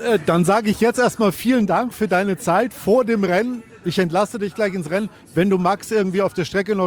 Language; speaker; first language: German; native; German